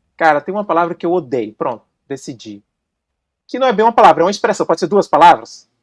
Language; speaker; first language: Portuguese; native; Portuguese